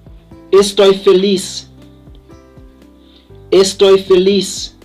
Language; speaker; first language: Spanish; non-native, learner; Haitian Creole